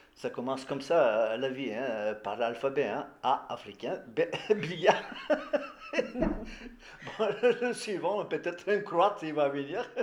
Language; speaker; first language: French; non-native, fluent; Bulgarian